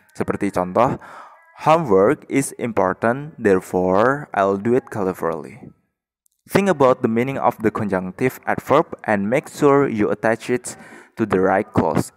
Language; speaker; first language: English; non-native, fluent; Indonesian